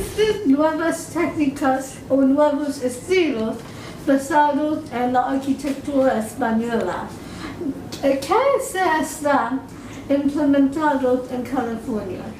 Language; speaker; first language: Spanish; non-native, learner; English